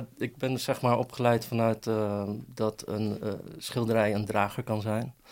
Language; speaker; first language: Dutch; early bilingual, other home language; Persian